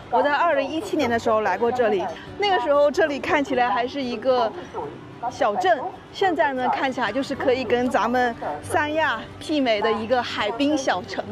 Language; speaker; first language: Chinese; native; Chinese